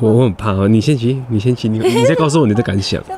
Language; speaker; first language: Chinese; native; Chinese